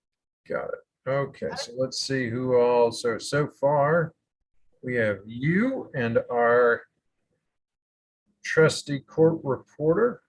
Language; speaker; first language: English; native; English